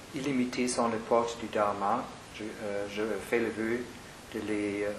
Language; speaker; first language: French; non-native, fluent; German